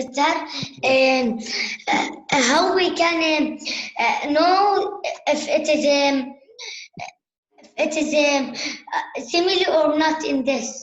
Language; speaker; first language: English; non-native, learner; Arabic